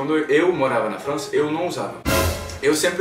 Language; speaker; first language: Portuguese; non-native, fluent; French